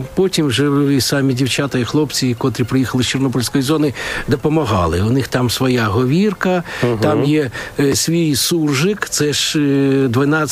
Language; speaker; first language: Ukrainian; non-native, local second language; Russian